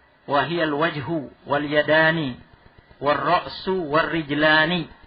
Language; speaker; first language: Arabic; non-native, fluent; Indonesian